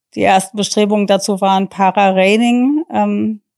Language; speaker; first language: German; non-native, fluent; English